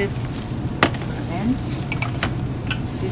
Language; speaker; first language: English; non-native, learner; Korean